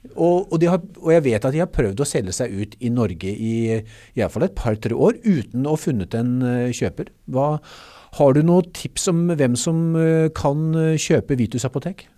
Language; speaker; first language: Norwegian; native; Norwegian